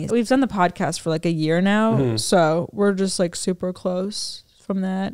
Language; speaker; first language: English; native; English